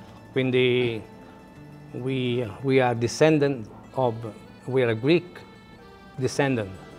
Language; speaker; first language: English; non-native, fluent; Italian